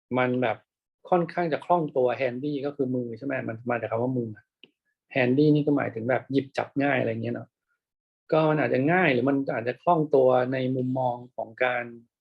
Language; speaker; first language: Thai; native; Thai